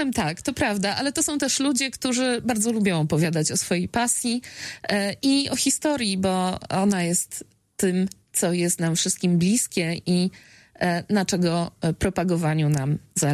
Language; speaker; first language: Polish; native; Polish